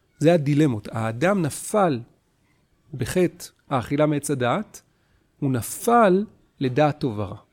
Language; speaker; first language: Hebrew; native; Hebrew